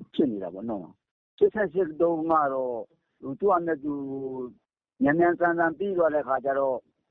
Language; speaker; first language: Burmese; native; Burmese